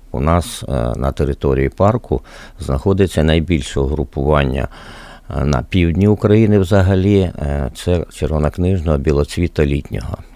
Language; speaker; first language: Ukrainian; native; Ukrainian